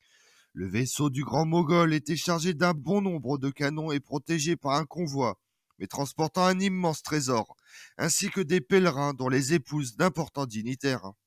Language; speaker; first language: French; native; French